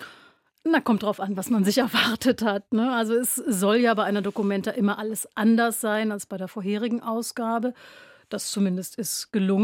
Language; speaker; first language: German; native; German